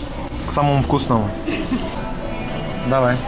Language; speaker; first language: Russian; native; Russian